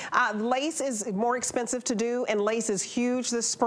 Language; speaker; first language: English; native; English